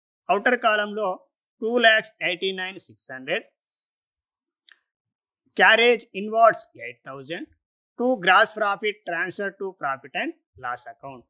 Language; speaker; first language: English; non-native, local second language; Telugu